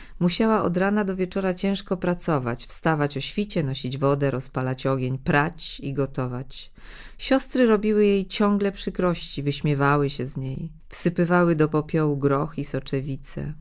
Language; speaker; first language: Polish; native; Polish